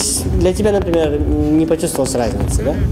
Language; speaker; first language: Russian; native; Russian